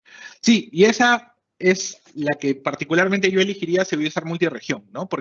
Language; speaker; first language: Spanish; native; Spanish